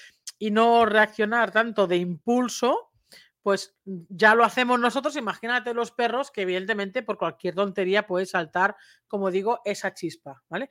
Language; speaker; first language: Spanish; native; Spanish